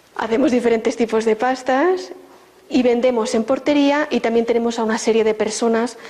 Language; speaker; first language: Spanish; native; Spanish